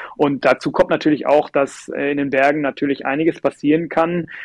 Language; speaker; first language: German; native; German